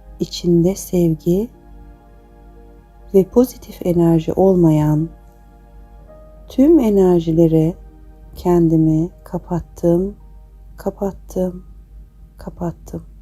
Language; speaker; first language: Turkish; native; Turkish